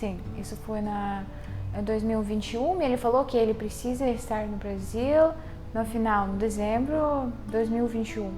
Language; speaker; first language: Portuguese; non-native, fluent; Russian